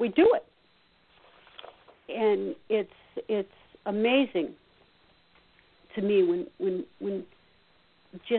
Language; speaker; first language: English; native; English